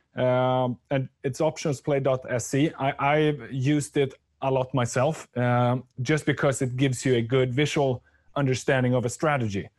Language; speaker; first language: English; non-native, fluent; Swedish